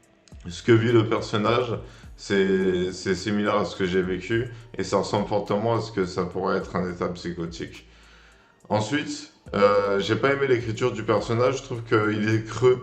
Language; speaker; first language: French; native; French